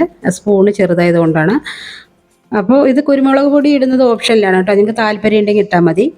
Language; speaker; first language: Malayalam; native; Malayalam